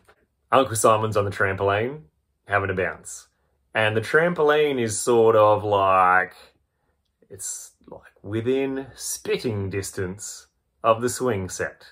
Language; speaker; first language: English; native; English